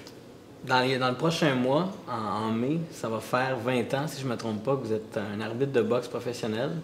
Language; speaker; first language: French; native; French